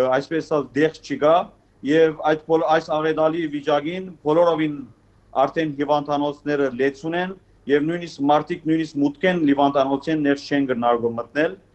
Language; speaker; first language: Armenian; early bilingual, heritage; Armenian